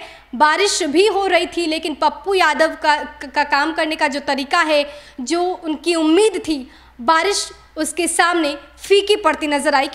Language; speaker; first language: Hindi; native; Hindi